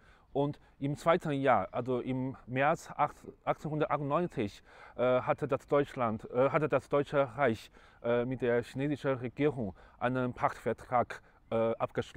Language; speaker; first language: German; non-native, fluent; Chinese